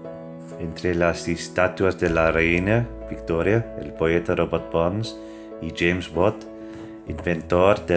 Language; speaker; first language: Spanish; non-native, fluent; English